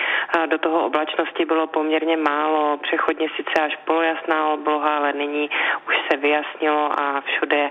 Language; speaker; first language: Czech; native; Czech